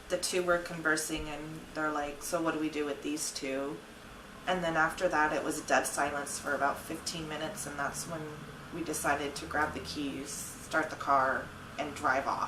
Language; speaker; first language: English; native; English